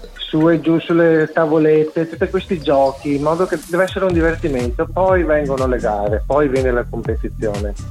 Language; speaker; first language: Italian; native; Italian